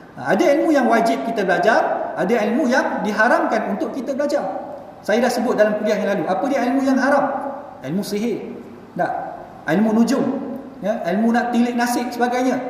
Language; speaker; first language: Malay; native; Malay